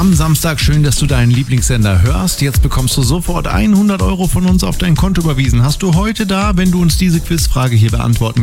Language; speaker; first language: German; native; German